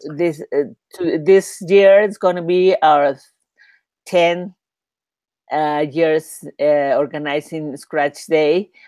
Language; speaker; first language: English; non-native, learner; Spanish